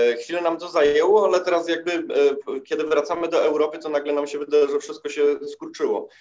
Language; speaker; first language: Polish; native; Polish